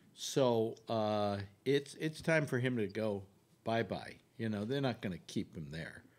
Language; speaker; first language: English; native; English